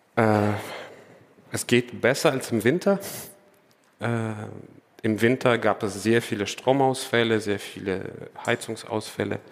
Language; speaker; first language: German; non-native, fluent; Ukrainian